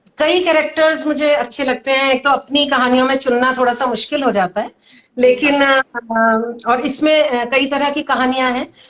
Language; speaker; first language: Hindi; native; Hindi